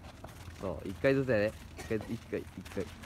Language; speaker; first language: Japanese; native; Japanese